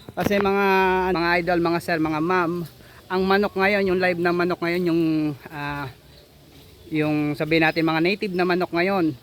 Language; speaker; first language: Filipino; native; Filipino